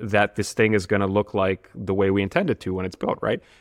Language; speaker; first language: English; non-native, fluent; Bulgarian